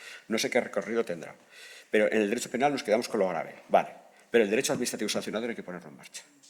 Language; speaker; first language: Spanish; native; Spanish